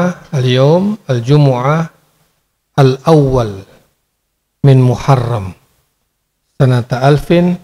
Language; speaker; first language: Arabic; non-native, fluent; Indonesian